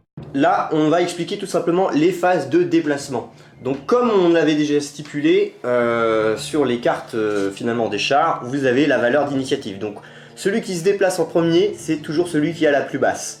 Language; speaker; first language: French; native; French